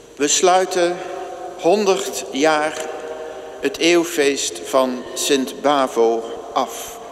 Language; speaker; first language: Dutch; native; Dutch